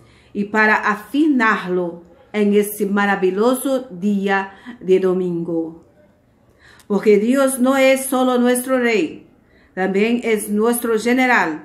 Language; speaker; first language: Spanish; non-native, fluent; Portuguese